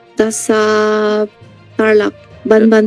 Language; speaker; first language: Filipino; non-native, learner; Chinese